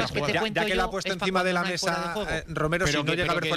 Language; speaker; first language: Spanish; native; Spanish